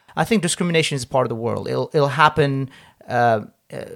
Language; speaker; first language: English; non-native, local second language; Nepali